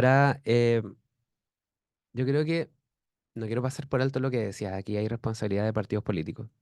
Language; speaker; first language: Spanish; native; Spanish